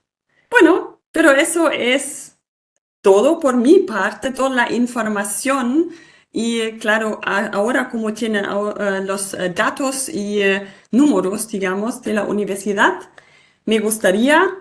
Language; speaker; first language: Spanish; non-native, fluent; German